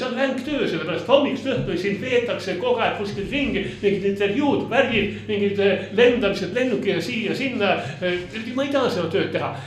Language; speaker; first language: Estonian; non-native, local second language; Russian